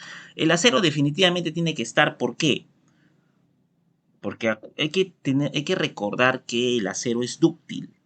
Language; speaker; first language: Spanish; native; Spanish